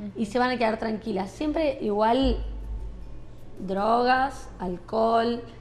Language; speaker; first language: Spanish; native; Spanish